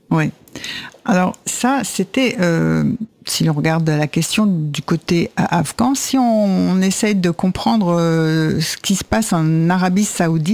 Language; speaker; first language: French; native; French